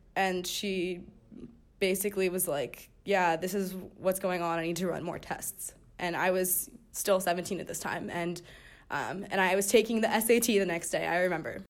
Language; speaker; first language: English; native; English